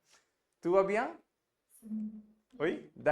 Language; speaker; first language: French; non-native, fluent; Hindi